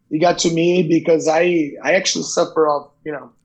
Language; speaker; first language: English; non-native, fluent; Portuguese